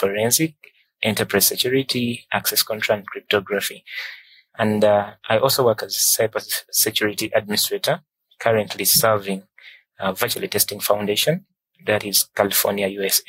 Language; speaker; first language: English; non-native, local second language; Ganda